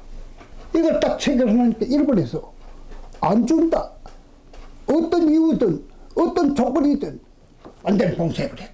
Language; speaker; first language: Korean; native; Korean